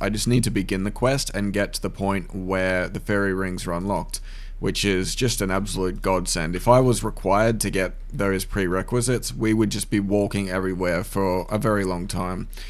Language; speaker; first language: English; native; English